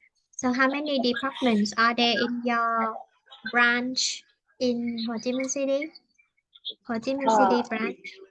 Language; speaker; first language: English; non-native, fluent; Vietnamese